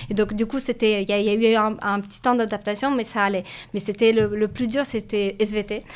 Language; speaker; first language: French; non-native, fluent; Russian